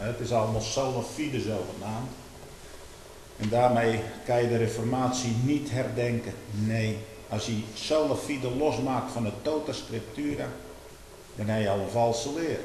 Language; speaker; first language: Dutch; native; Dutch